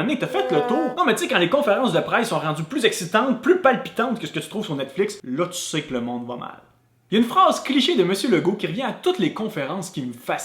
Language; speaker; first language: French; native; French